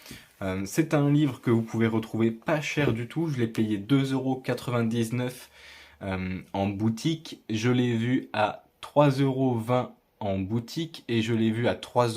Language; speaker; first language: French; native; French